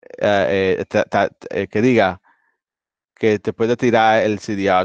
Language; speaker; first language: Spanish; early bilingual, heritage; Spanish